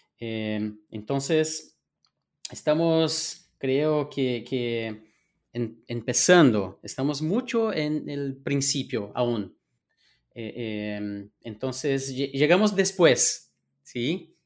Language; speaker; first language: Spanish; non-native, fluent; Portuguese